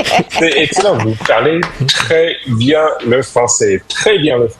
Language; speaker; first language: French; non-native, fluent; English